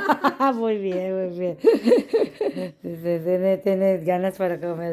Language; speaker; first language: Spanish; non-native, learner; Indonesian